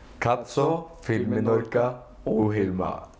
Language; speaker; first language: Finnish; non-native, learner; Norwegian